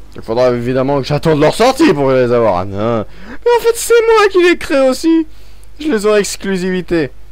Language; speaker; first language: French; native; French